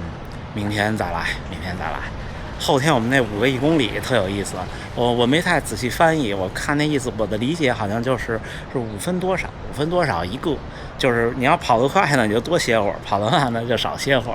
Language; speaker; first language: Chinese; native; Chinese